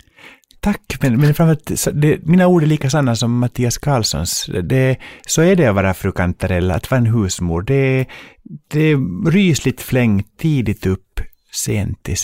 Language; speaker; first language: Swedish; native; Swedish